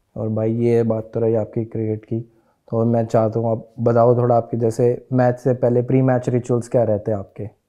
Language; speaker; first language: Hindi; native; Hindi